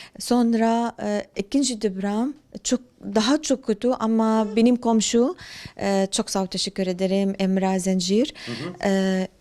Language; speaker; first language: Turkish; non-native, learner; Arabic